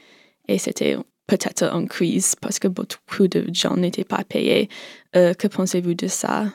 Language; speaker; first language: French; non-native, learner; English